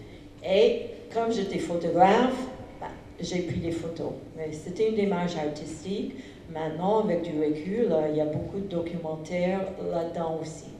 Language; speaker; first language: French; non-native, fluent; English